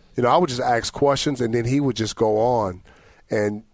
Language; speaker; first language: English; native; English